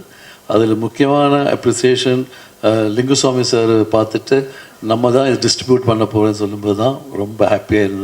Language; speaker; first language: Tamil; non-native, fluent; Malayalam